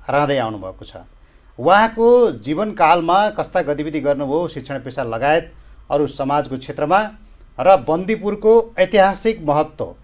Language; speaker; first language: Nepali; native; Nepali